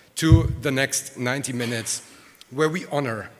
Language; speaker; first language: English; non-native, fluent; German